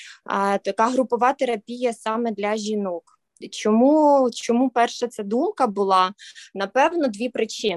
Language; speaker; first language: Ukrainian; native; Ukrainian